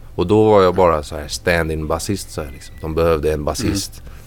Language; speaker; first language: Swedish; non-native, fluent; French